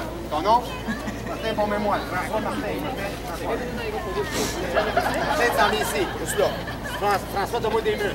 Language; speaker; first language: French; native; French